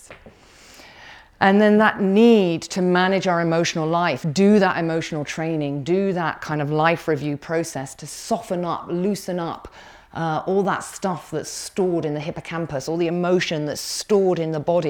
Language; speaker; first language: English; native; English